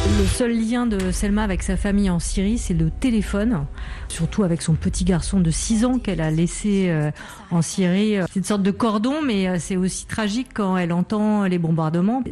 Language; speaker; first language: French; native; French